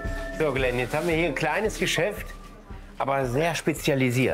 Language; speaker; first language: German; native; German